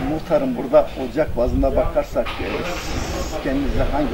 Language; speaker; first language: Turkish; native; Turkish